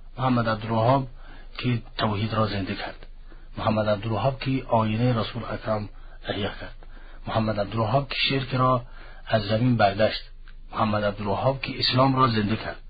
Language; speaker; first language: Persian; non-native, fluent; Arabic